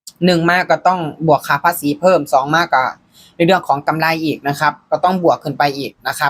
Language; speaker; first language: Thai; non-native, local second language; Lao